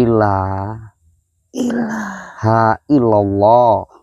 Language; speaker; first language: Indonesian; native; Indonesian